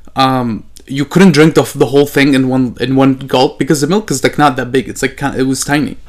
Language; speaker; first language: English; non-native, fluent; Arabic